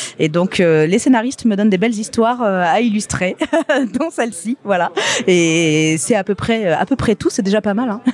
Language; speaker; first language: French; native; French